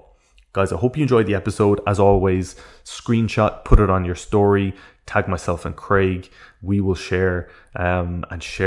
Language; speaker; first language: English; native; English